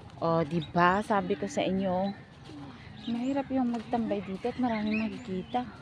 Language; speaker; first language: Filipino; non-native, local second language; Iloko